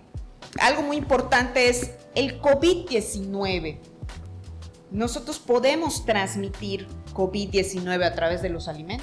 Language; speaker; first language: Spanish; native; Spanish